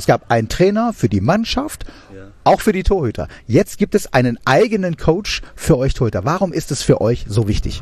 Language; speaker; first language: German; native; German